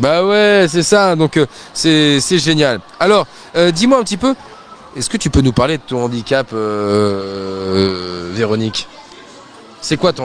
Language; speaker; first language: French; native; French